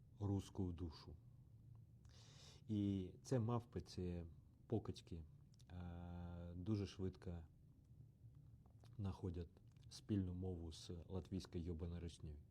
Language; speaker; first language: Ukrainian; non-native, learner; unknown